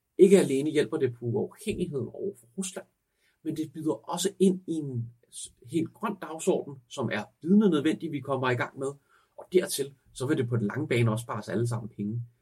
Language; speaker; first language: Danish; native; Danish